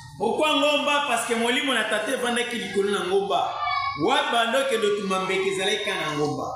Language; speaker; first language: Lingala; non-native, local second language; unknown